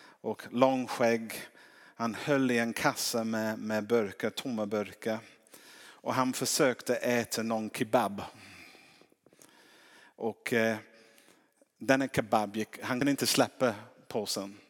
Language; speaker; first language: Swedish; non-native, fluent; English